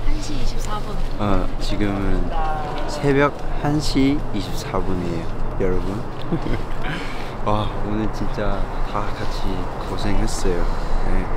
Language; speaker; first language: Korean; non-native, fluent; Cantonese